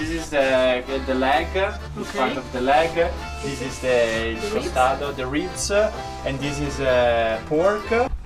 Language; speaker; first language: English; non-native, learner; Italian